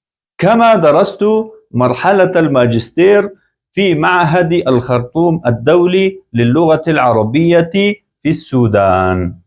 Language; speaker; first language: Arabic; non-native, fluent; Persian